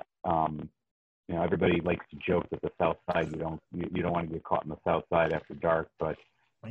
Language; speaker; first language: English; native; English